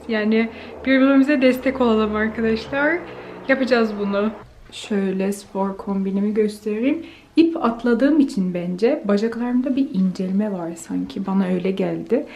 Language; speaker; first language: Turkish; native; Turkish